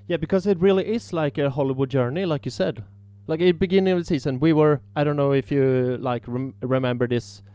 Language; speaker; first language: English; non-native, fluent; Swedish